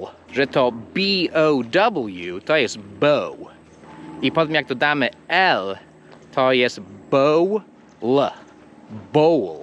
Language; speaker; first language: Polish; non-native, fluent; English